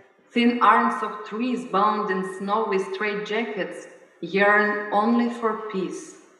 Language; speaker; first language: English; non-native, fluent; Ukrainian